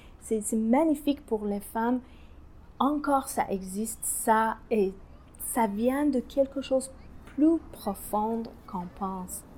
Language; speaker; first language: French; non-native, learner; Persian